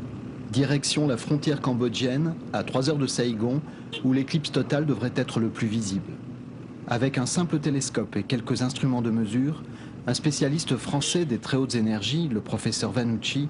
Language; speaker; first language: French; native; French